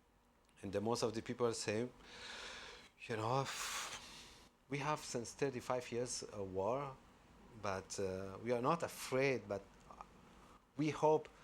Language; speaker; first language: English; non-native, fluent; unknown